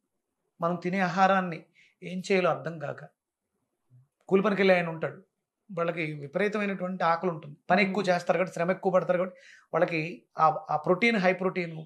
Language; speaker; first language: Telugu; native; Telugu